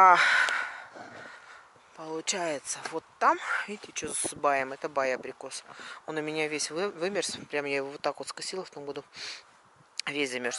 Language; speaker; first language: Russian; native; Russian